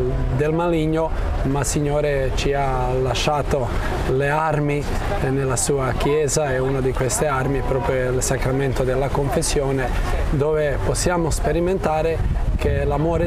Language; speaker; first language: Italian; non-native, fluent; Croatian